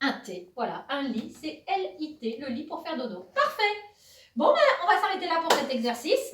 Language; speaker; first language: French; native; French